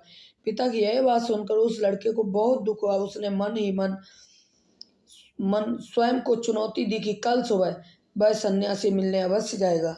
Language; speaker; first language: Hindi; native; Hindi